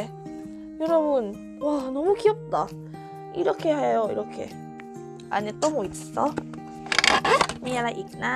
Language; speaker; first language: Korean; non-native, fluent; Thai